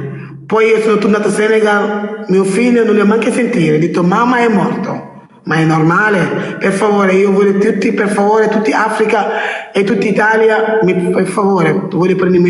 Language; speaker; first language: Italian; non-native, learner; Wolof